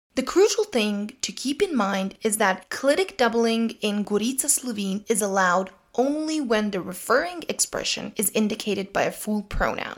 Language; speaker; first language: English; non-native, fluent; Serbian